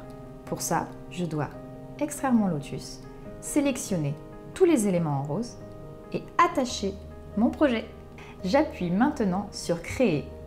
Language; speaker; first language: French; native; French